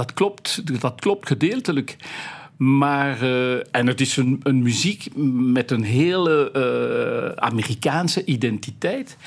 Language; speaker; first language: Dutch; non-native, fluent; French